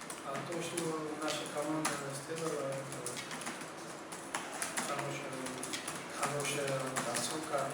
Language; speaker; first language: Russian; non-native, fluent; Georgian